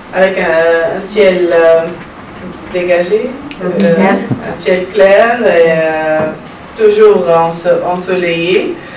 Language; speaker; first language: French; non-native, local second language; Arabic